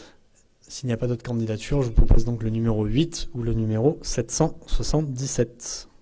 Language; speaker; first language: French; native; French